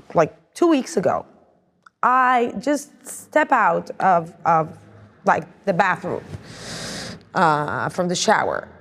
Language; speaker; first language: English; non-native, fluent; Arabic